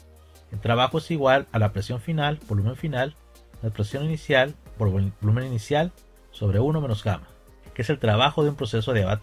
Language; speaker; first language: Spanish; native; Spanish